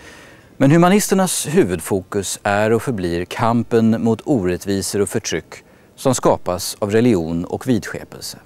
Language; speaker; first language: Swedish; native; Swedish